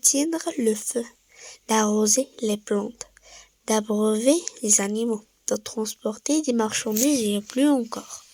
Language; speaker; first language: French; non-native, local second language; Arabic